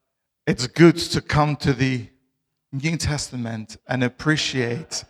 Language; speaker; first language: English; non-native, fluent; Albanian